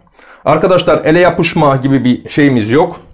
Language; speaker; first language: Turkish; native; Turkish